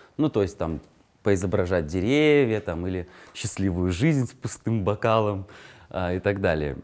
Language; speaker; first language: Russian; native; Russian